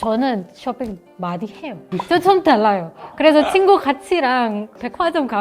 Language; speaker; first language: Korean; non-native, fluent; Indonesian